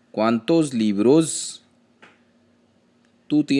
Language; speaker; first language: Spanish; non-native, learner; Hindi